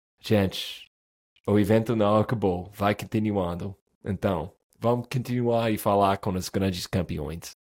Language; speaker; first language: Portuguese; non-native, fluent; English